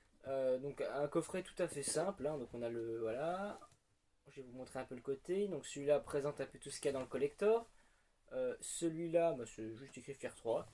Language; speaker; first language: French; native; French